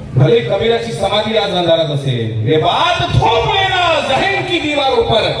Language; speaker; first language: Hindi; non-native, local second language; Marathi